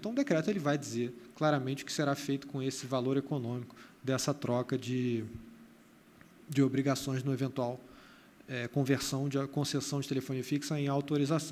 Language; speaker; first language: Portuguese; native; Portuguese